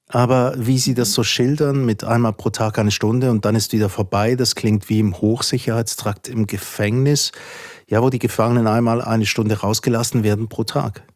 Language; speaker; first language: German; native; German